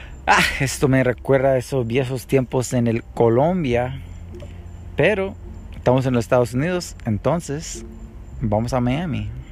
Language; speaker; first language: Spanish; non-native, learner; English